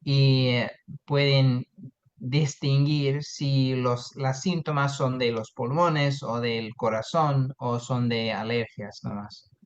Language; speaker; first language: Spanish; non-native, fluent; English